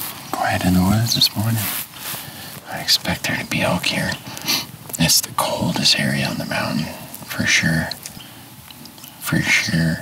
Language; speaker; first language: English; native; English